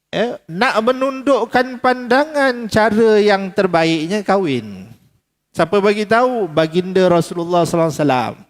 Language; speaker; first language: Malay; native; Malay